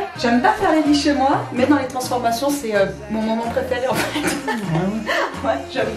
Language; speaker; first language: French; native; French